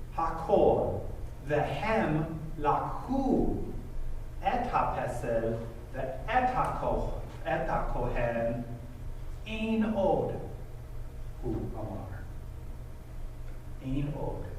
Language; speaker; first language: Hebrew; non-native, fluent; English